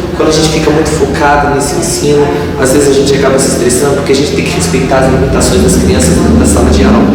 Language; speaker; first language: Portuguese; native; Portuguese